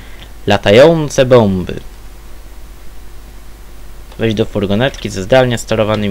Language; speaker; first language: Polish; native; Polish